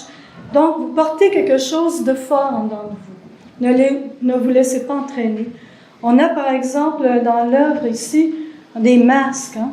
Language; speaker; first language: French; native; French